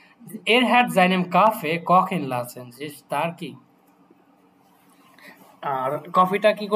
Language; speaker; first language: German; non-native, fluent; Bangla